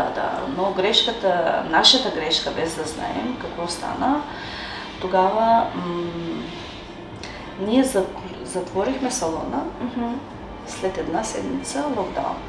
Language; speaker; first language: Bulgarian; non-native, local second language; Turkish